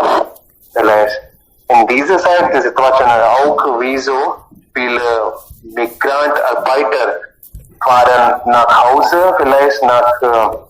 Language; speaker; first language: German; non-native, learner; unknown